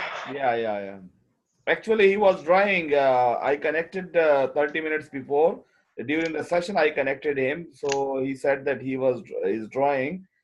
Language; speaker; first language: English; non-native, fluent; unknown